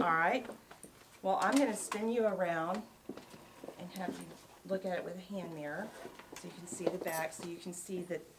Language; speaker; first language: English; native; English